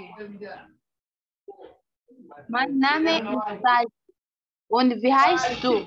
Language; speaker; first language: German; non-native, learner; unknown